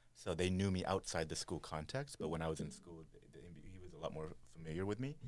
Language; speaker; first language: English; native; English